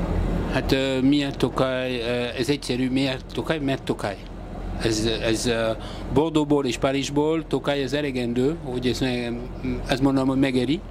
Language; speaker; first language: Hungarian; non-native, fluent; French